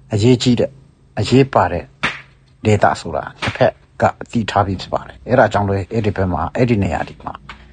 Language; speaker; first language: Burmese; non-native, local second language; Hakha Chin